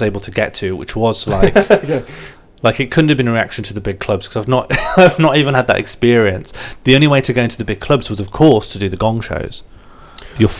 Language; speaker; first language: English; native; English